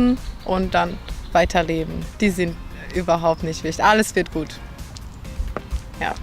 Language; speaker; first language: German; non-native, fluent; Macedonian